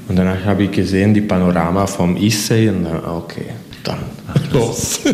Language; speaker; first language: German; non-native, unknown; Hungarian